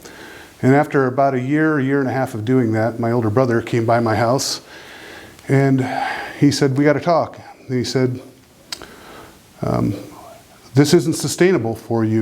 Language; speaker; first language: English; native; English